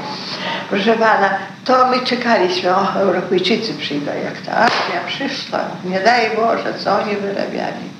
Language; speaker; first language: Polish; early bilingual, heritage; Polish